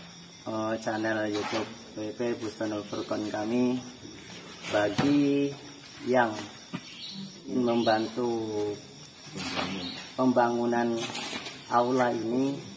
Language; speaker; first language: Indonesian; non-native, local second language; Javanese